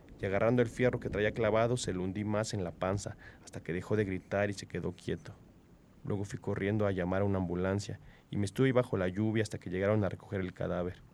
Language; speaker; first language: Spanish; native; Spanish